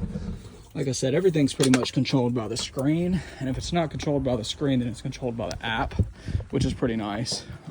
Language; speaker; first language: English; native; English